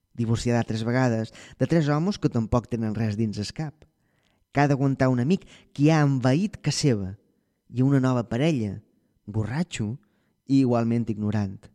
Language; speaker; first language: Catalan; native; Catalan